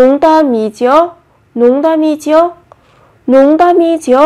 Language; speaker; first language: Korean; non-native, fluent; Vietnamese